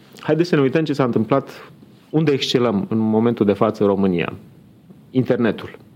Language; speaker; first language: Romanian; native; Romanian